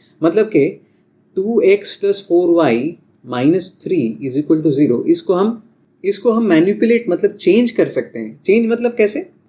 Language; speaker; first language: Hindi; non-native, local second language; Bangla